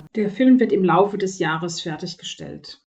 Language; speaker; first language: German; native; German